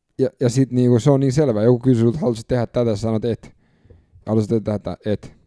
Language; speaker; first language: Finnish; native; Finnish